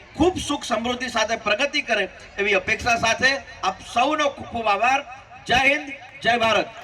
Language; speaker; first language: Gujarati; native; Gujarati